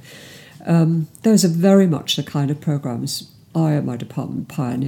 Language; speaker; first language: English; native; English